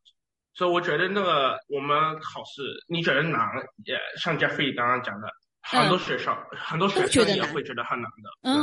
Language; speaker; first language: Chinese; early bilingual, heritage; Chinese